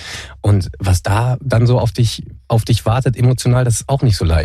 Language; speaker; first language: German; native; German